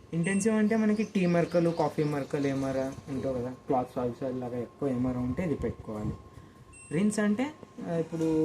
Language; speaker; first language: Telugu; non-native, local second language; Kannada